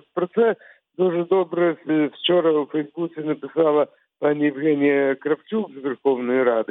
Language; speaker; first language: Ukrainian; non-native, local second language; Russian